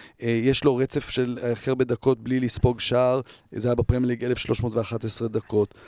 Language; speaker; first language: Hebrew; native; Hebrew